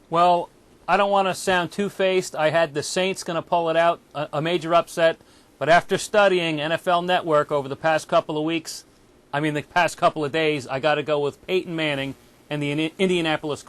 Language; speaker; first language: English; native; English